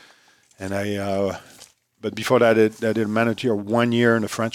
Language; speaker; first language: English; non-native, fluent; French